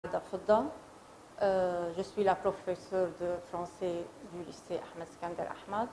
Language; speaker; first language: French; non-native, fluent; Arabic